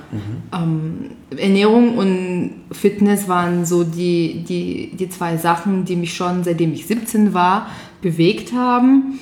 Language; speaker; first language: German; non-native, fluent; Bulgarian